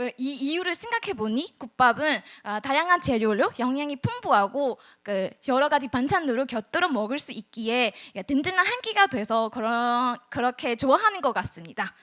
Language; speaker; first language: Korean; non-native, fluent; Burmese